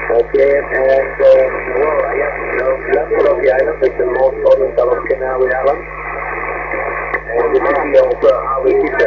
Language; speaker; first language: English; non-native, learner; Spanish